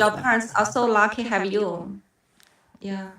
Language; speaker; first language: English; non-native, learner; Chinese